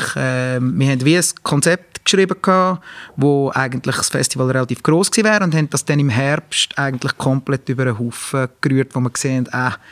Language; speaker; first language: German; native; German